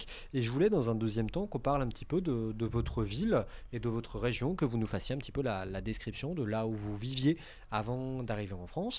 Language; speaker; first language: French; native; French